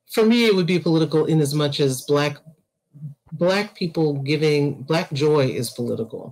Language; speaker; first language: English; native; English